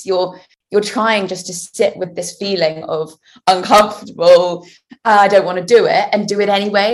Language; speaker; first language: English; native; English